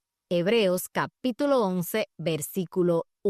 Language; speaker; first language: Spanish; native; Spanish